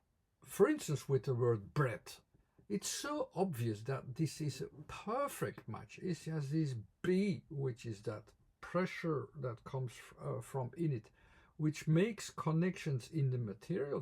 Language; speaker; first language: English; non-native, fluent; Dutch